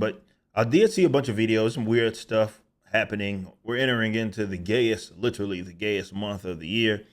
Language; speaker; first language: English; native; English